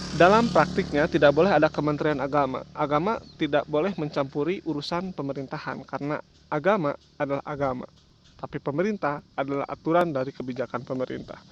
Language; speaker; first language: Indonesian; non-native, local second language; Sundanese